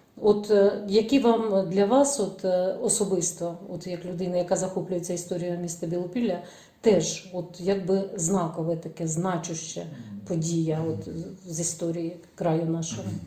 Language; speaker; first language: Ukrainian; native; Ukrainian